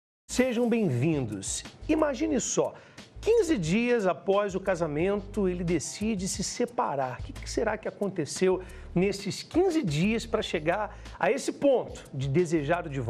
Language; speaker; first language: Portuguese; native; Portuguese